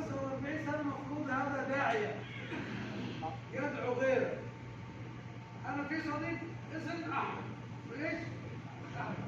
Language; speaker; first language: Arabic; non-native, learner; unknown